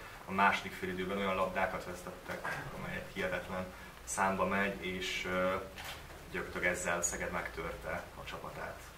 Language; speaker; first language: Hungarian; native; Hungarian